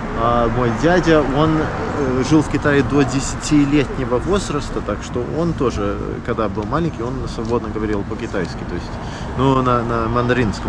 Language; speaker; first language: Russian; early bilingual, heritage; Russian